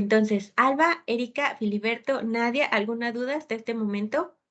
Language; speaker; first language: Spanish; native; Spanish